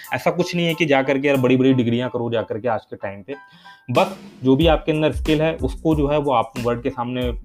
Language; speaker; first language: Hindi; native; Hindi